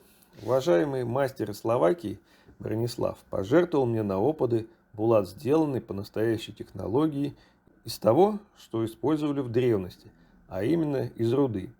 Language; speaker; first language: Russian; native; Russian